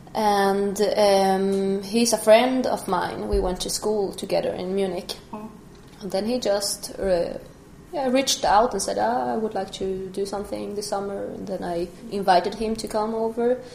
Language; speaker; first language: English; non-native, fluent; Spanish